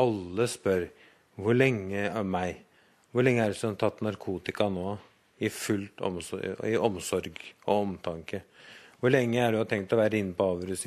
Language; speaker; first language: Norwegian; native; Norwegian